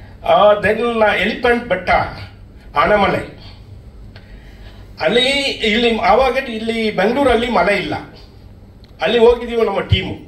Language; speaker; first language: Kannada; non-native, learner; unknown